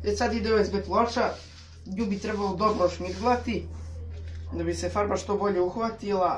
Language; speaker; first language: Serbian; native; Serbian